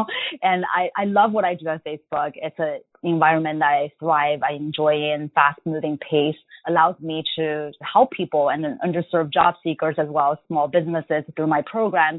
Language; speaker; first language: English; non-native, fluent; Chinese